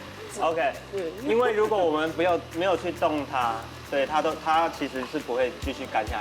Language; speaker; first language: Chinese; native; Chinese